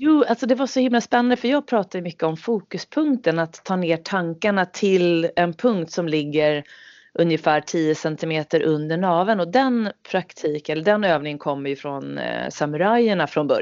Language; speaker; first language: Swedish; native; Swedish